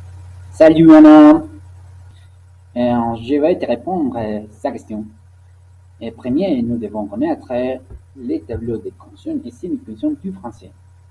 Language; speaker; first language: French; non-native, learner; Spanish